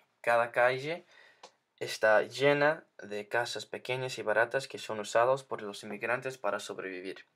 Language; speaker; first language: Spanish; non-native, learner; English